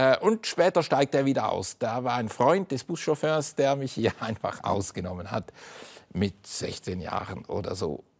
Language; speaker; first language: German; native; German